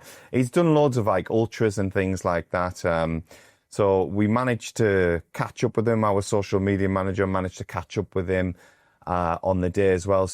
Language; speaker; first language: English; native; English